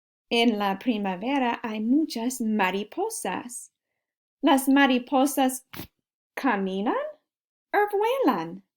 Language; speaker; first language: Spanish; non-native, fluent; English